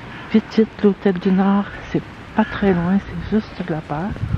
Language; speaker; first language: French; native; French